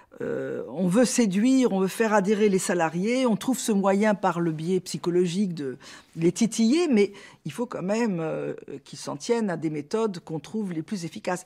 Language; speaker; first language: French; native; French